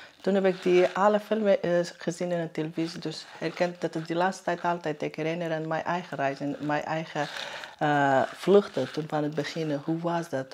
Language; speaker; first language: Dutch; non-native, learner; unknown